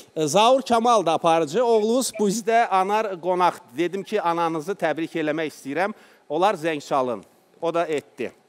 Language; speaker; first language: Azerbaijani; native; Azerbaijani